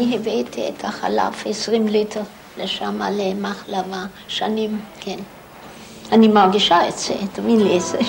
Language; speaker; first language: Hebrew; non-native, fluent; German